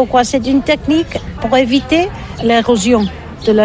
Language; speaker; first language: French; non-native, learner; Catalan